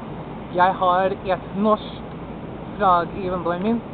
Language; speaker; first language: Norwegian; non-native, learner; English